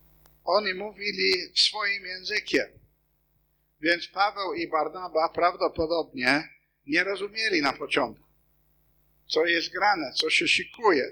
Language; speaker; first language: Polish; non-native, fluent; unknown